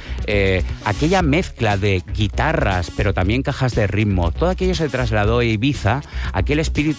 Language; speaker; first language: Spanish; native; Spanish